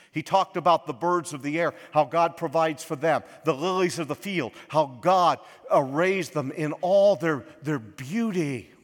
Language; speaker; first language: English; native; English